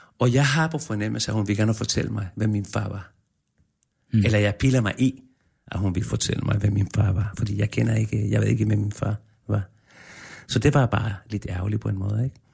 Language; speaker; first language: Danish; non-native, fluent; Spanish